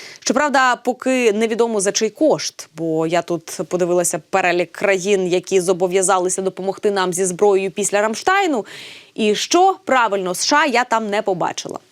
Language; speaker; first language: Ukrainian; native; Ukrainian